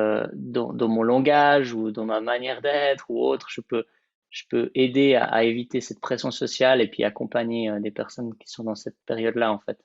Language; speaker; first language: French; native; French